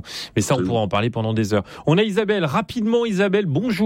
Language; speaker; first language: French; native; French